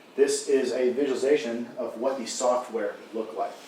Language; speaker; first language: English; native; English